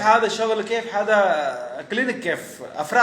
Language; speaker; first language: Arabic; non-native, learner; Urdu